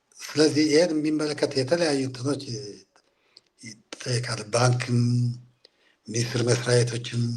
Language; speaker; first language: Amharic; non-native, local second language; Tigrinya